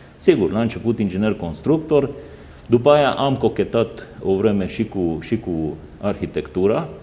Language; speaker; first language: Romanian; native; Romanian